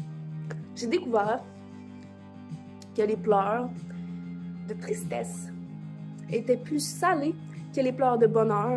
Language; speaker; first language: French; native; French